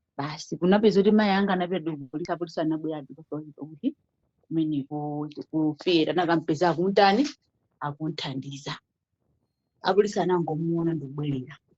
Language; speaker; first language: Nyanja; native; Nyanja